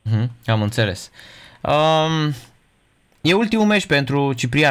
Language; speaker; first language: Romanian; native; Romanian